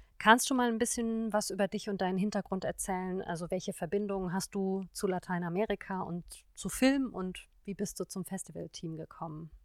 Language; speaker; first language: German; native; German